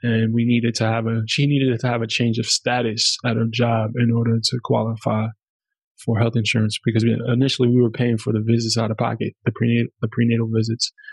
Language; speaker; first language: English; early bilingual, other home language; German